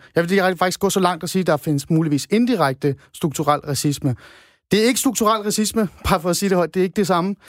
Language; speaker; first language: Danish; non-native, fluent; Persian